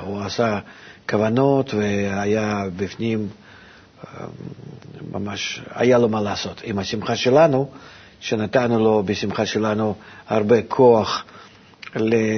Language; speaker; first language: Hebrew; non-native, fluent; Russian